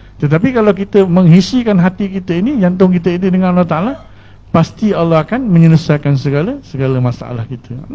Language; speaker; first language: Malay; native; Malay